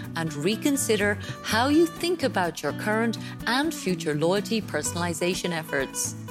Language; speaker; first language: English; native; English